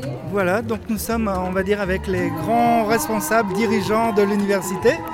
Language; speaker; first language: French; native; French